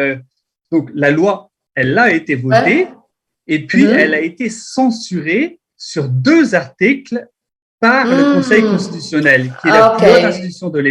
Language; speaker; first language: French; native; French